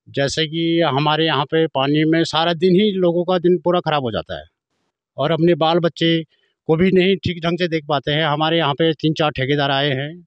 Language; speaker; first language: Hindi; native; Hindi